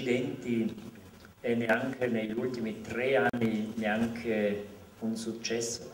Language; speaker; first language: Italian; non-native, local second language; German